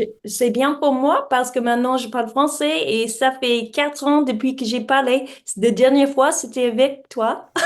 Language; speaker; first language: French; non-native, learner; English